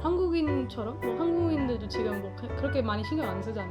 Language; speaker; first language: Korean; non-native, fluent; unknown